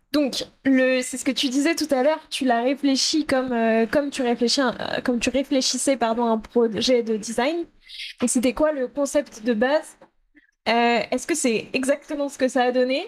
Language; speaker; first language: French; native; French